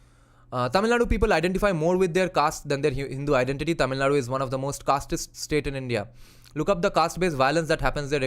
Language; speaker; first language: English; non-native, local second language; Bangla